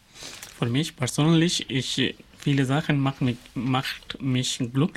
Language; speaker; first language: German; non-native, learner; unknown